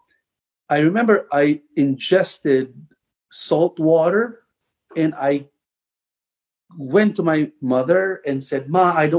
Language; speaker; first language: English; non-native, local second language; Filipino